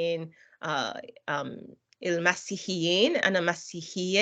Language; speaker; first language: Arabic; non-native, learner; English